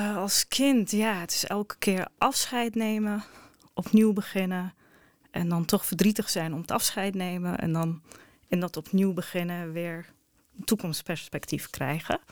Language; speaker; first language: Dutch; early bilingual, other home language; Arabic